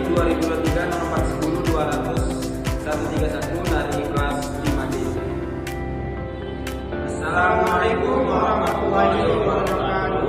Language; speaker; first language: Indonesian; native; Indonesian